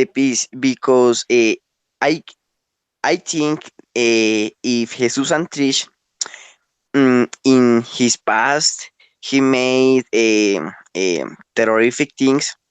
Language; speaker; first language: English; non-native, learner; Spanish